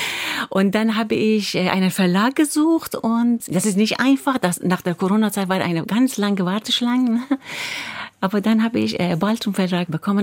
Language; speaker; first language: German; non-native, fluent; Persian